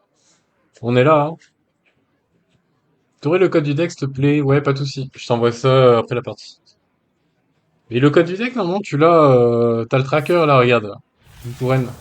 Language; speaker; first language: French; native; French